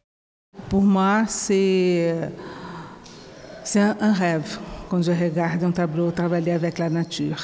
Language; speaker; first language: French; non-native, fluent; Portuguese